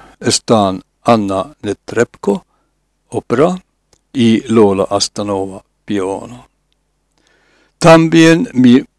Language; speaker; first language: Spanish; non-native, learner; Finnish